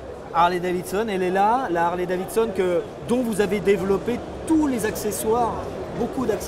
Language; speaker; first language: French; native; French